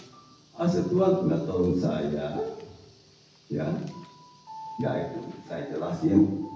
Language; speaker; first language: Indonesian; non-native, fluent; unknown